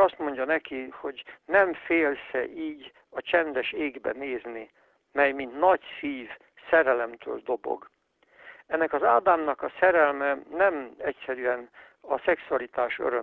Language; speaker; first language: Hungarian; native; Hungarian